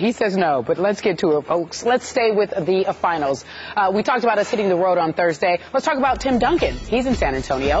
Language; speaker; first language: English; native; English